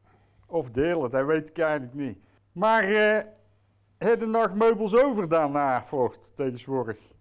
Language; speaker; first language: Dutch; native; Dutch